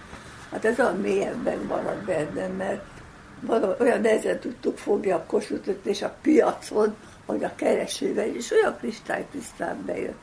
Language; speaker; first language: Hungarian; native; Hungarian